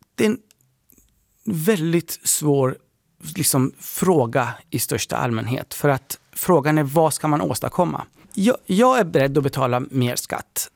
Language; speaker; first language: Swedish; early bilingual, other home language; Persian